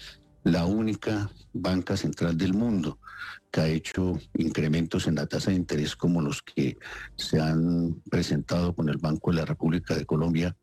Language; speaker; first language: Spanish; native; Spanish